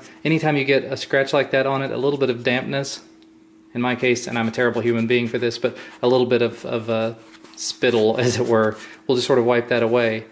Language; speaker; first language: English; native; English